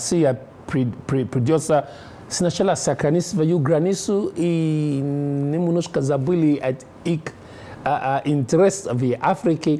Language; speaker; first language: Russian; non-native, learner; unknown